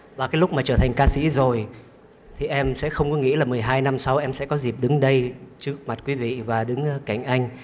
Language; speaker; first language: Vietnamese; native; Vietnamese